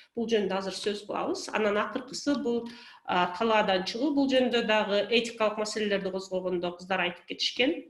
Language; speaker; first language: Kyrgyz; native; Kyrgyz